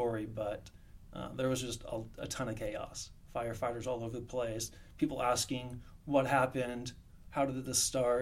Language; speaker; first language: English; native; English